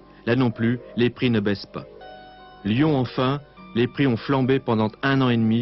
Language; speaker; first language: French; native; French